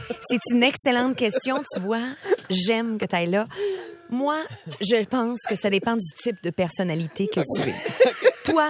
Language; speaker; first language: French; native; French